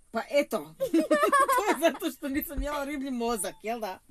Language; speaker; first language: Serbian; native; Serbian